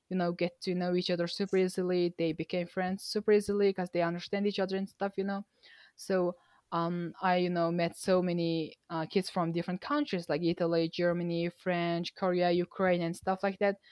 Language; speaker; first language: English; non-native, fluent; Mongolian